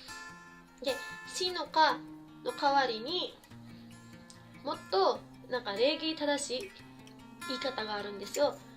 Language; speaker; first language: Japanese; non-native, fluent; Filipino